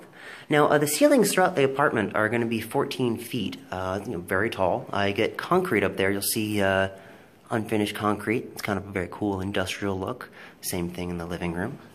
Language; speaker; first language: English; native; English